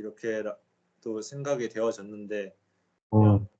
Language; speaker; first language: Korean; native; Korean